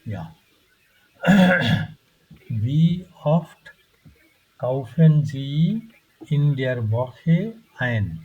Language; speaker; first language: German; non-native, fluent; Bangla